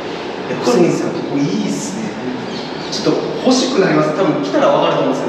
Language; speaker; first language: Japanese; native; Japanese